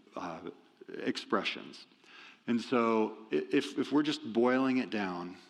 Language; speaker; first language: English; native; English